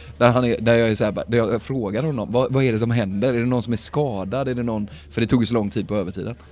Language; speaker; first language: Swedish; native; Swedish